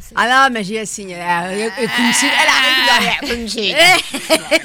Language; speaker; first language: Portuguese; early bilingual, heritage; Portuguese